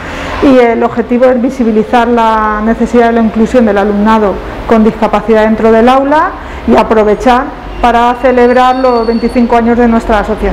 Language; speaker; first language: Spanish; native; Spanish